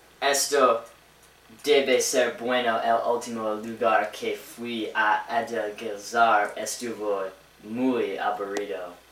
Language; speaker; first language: Spanish; non-native, learner; English